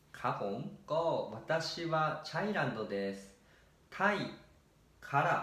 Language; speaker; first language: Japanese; non-native, fluent; Thai